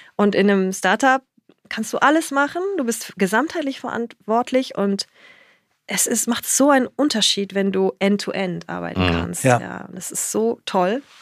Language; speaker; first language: German; early bilingual, other home language; Japanese